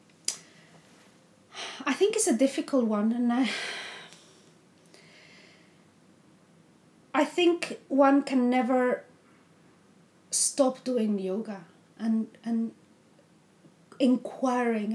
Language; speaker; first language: English; non-native, fluent; Spanish